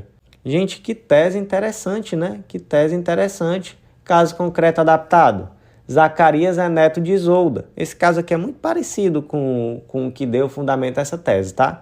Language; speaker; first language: Portuguese; native; Portuguese